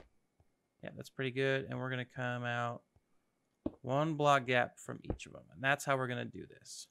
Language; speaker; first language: English; native; English